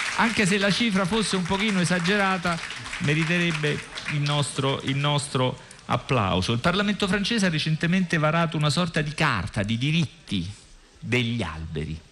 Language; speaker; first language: Italian; native; Italian